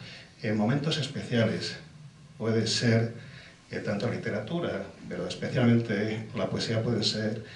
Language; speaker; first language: Spanish; native; Spanish